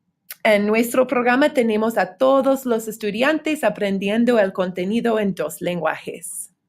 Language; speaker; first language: Spanish; non-native, fluent; English